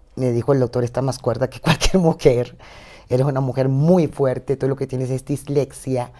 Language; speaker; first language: Spanish; native; Spanish